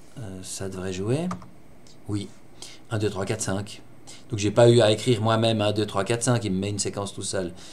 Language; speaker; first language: French; native; French